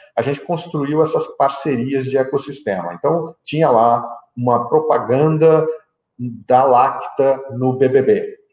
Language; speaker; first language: Portuguese; native; Portuguese